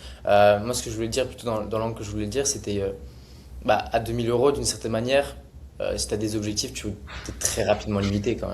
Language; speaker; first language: French; native; French